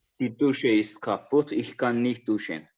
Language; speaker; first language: German; non-native, learner; Azerbaijani